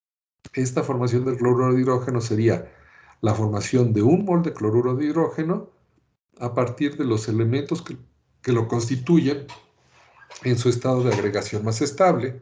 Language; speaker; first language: Spanish; native; Spanish